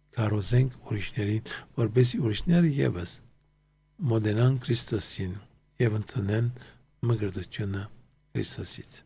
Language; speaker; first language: Armenian; early bilingual, heritage; Armenian